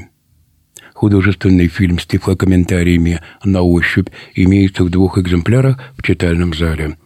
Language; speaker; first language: Russian; native; Russian